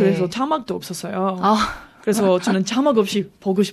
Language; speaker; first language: Korean; non-native, learner; English